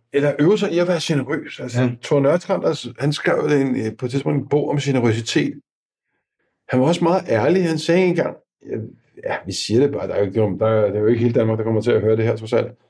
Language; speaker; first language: Danish; native; Danish